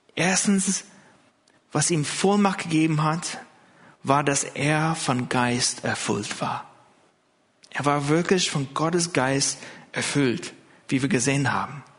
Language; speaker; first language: German; non-native, fluent; English